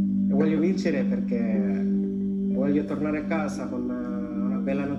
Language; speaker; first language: Italian; non-native, learner; Filipino